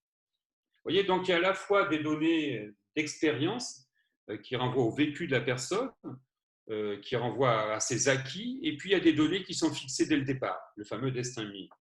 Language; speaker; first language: French; native; French